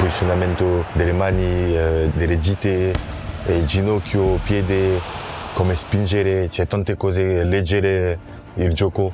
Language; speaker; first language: Italian; non-native, fluent; French